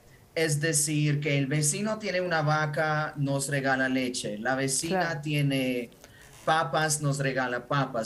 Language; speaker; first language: Spanish; non-native, fluent; Ukrainian